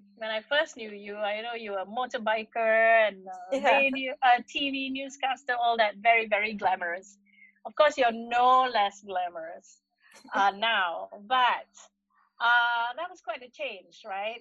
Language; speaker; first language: English; non-native, local second language; Malay